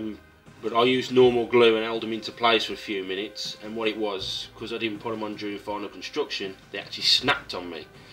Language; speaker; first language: English; native; English